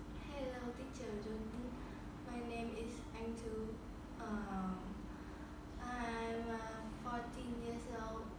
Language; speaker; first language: English; non-native, learner; Vietnamese